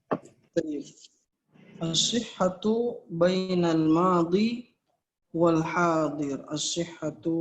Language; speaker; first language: Arabic; non-native, fluent; Indonesian